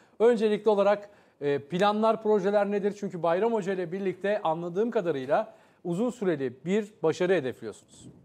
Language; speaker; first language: Turkish; native; Turkish